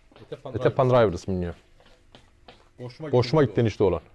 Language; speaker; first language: Russian; non-native, learner; Turkish